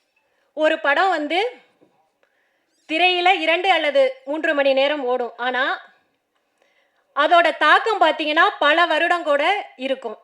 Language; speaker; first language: Tamil; native; Tamil